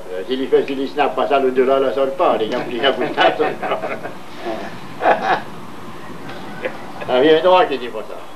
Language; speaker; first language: French; native; French